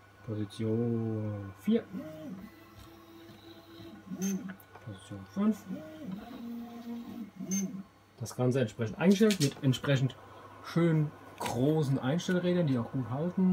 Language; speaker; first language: German; native; German